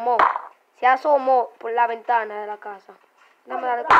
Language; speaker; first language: Spanish; native; Spanish